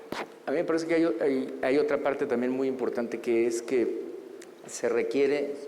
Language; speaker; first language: Spanish; native; Spanish